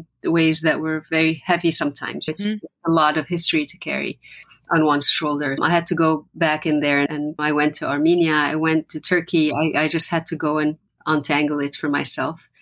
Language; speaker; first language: English; non-native, fluent; Arabic